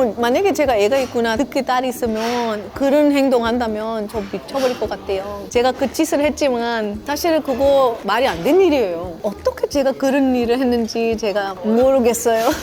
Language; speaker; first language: Korean; non-native, fluent; Hindi